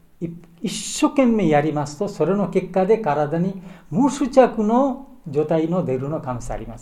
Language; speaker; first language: Japanese; non-native, learner; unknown